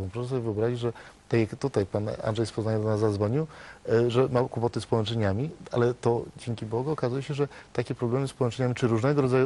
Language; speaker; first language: Polish; native; Polish